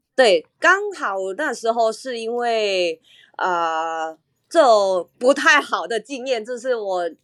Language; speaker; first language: Chinese; non-native, local second language; Cantonese